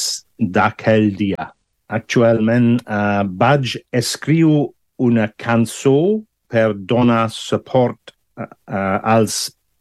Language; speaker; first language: Catalan; non-native, learner; English